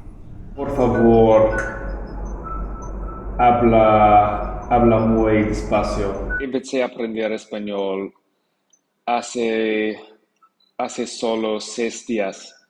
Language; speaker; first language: Spanish; non-native, learner; English